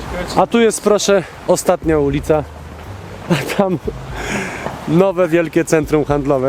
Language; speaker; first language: Polish; native; Polish